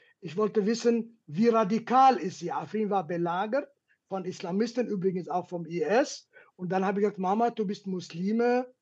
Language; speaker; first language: German; non-native, fluent; Kurdish